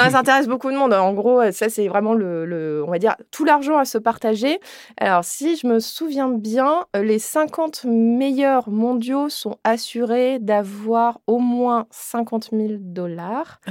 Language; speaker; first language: French; native; French